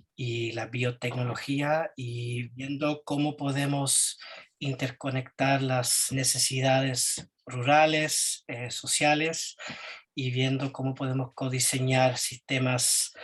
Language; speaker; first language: Spanish; early bilingual, heritage; Spanish